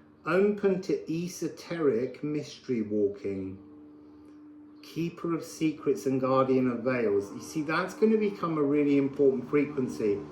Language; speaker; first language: English; native; English